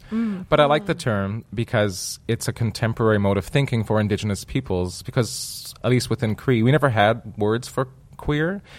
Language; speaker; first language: English; native; English